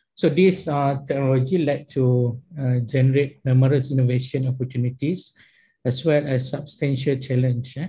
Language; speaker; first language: English; non-native, local second language; Malay